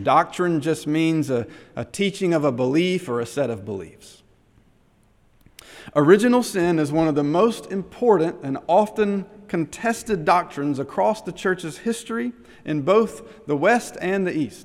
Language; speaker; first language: English; native; English